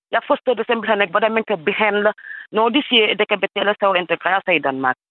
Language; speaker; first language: Danish; non-native, fluent; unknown